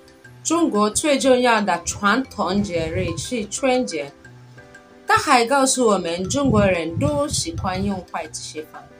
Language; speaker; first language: Chinese; non-native, learner; Igbo